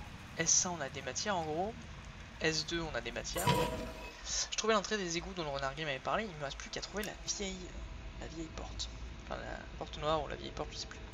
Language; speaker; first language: French; native; French